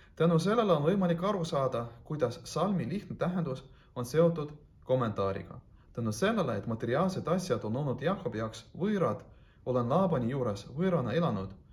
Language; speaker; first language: Estonian; non-native, local second language; Russian